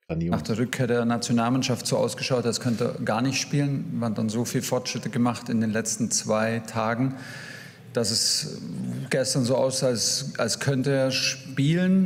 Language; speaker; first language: German; native; German